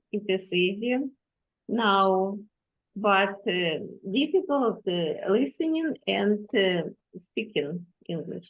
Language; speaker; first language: English; non-native, learner; Russian